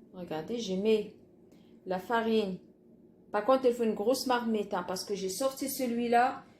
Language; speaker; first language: French; non-native, local second language; Arabic